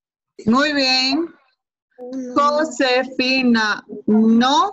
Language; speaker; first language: Spanish; native; Spanish